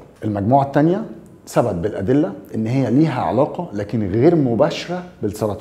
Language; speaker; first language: Arabic; native; Arabic